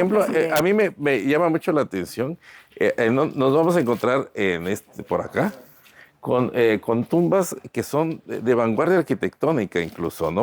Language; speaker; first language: Spanish; native; Spanish